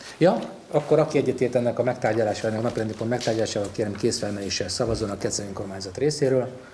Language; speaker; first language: Hungarian; native; Hungarian